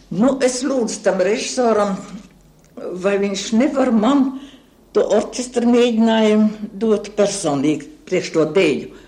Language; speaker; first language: Latvian; native; Latvian